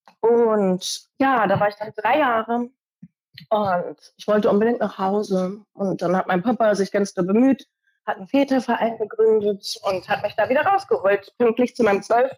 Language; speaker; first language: German; early bilingual, other home language; Portuguese